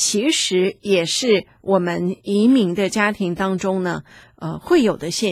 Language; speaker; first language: Chinese; native; Chinese